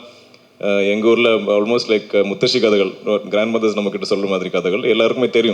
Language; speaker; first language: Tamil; non-native, local second language; Malayalam